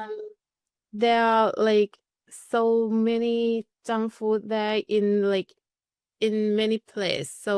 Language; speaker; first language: English; non-native, learner; Thai